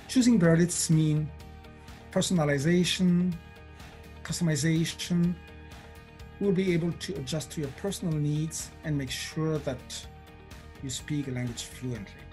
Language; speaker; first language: English; non-native, fluent; French